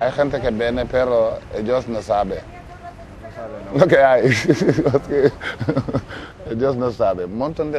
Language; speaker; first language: Spanish; non-native, learner; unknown